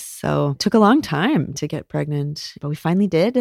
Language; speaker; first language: English; native; English